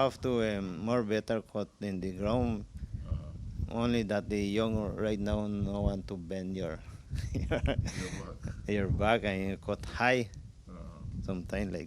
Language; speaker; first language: English; non-native, local second language; Spanish